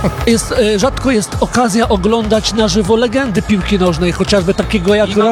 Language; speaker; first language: Polish; native; Polish